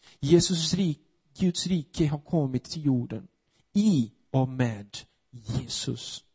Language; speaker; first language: Swedish; non-native, fluent; Portuguese